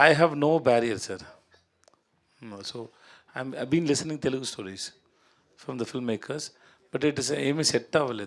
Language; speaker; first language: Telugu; non-native, learner; Tamil